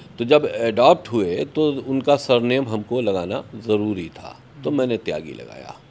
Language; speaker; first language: Hindi; native; Hindi